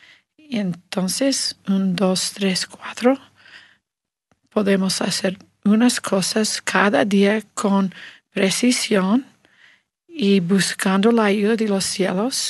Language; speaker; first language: Spanish; non-native, learner; English